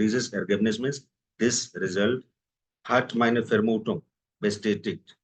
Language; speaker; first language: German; non-native, fluent; Hindi